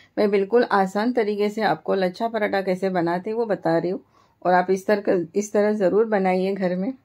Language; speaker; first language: Hindi; non-native, local second language; Marathi